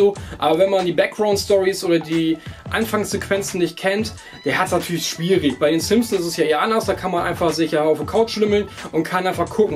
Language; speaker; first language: German; native; German